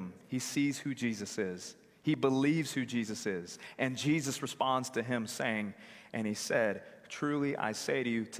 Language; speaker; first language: English; native; English